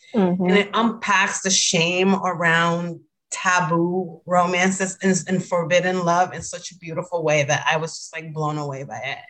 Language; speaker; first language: English; non-native, fluent; Spanish